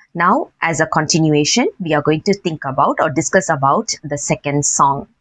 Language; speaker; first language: English; non-native, local second language; Tamil